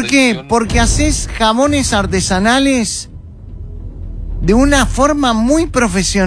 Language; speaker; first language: Spanish; native; Spanish